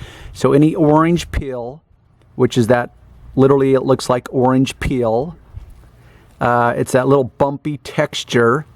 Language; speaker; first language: English; native; English